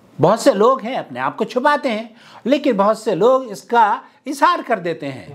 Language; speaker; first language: Urdu; native; Urdu